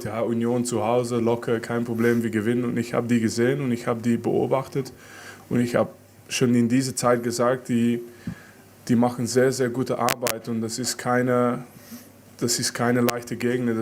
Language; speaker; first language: German; non-native, fluent; French